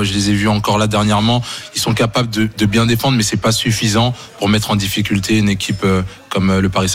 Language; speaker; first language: French; native; French